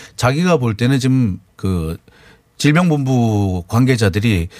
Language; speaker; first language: Korean; native; Korean